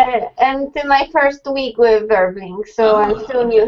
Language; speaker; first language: English; non-native, fluent; Polish